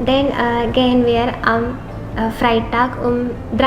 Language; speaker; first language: German; non-native, learner; Malayalam